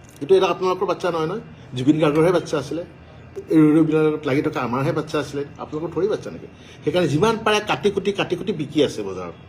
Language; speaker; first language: Assamese; native; Assamese